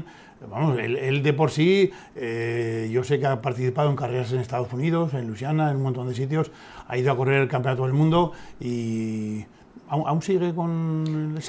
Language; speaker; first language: Spanish; native; Spanish